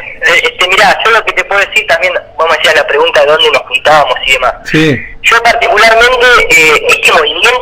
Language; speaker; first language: Spanish; native; Spanish